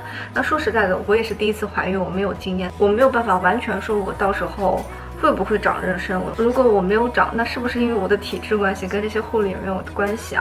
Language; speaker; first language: Chinese; native; Chinese